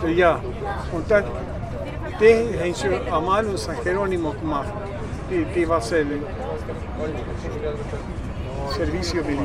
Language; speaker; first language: German; early bilingual, heritage; Spanish